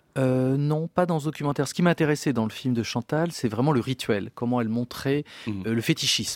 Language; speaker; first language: French; native; French